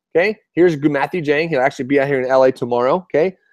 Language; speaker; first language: English; native; English